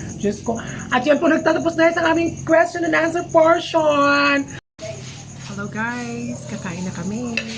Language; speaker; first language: Filipino; non-native, local second language; Cebuano